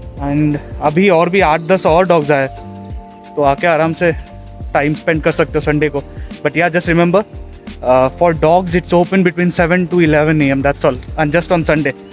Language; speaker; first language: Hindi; non-native, local second language; Bangla